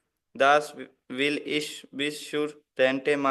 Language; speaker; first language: German; non-native, learner; Hindi